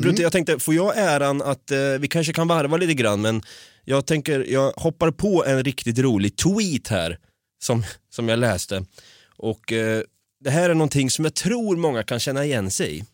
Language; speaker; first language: Swedish; native; Swedish